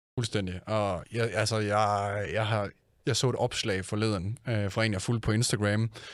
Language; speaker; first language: Danish; native; Danish